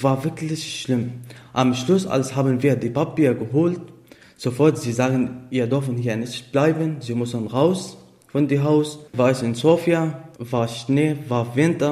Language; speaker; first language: German; non-native, learner; Arabic